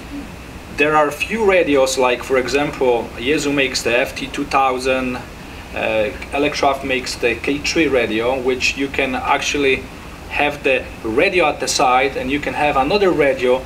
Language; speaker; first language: English; non-native, fluent; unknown